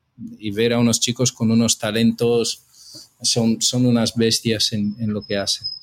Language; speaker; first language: Spanish; non-native, fluent; Portuguese